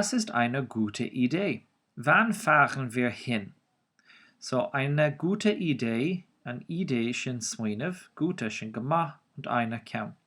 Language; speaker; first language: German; non-native, fluent; Irish